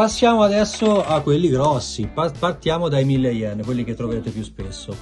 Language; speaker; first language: Italian; native; Italian